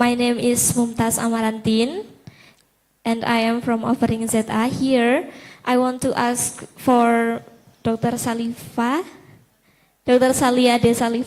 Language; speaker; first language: English; non-native, local second language; Indonesian